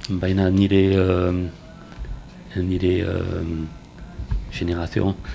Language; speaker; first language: Basque; non-native, learner; French